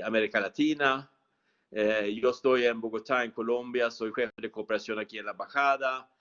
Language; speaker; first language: Spanish; non-native, fluent; Swedish